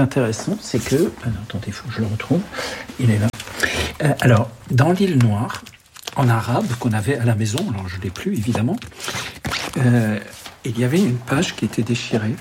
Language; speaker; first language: French; early bilingual, other home language; Arabic